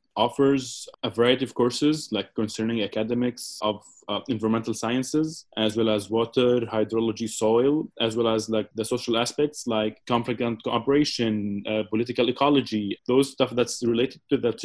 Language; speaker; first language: English; non-native, fluent; Arabic